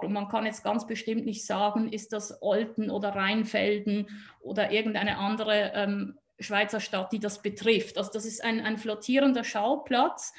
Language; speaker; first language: German; native; German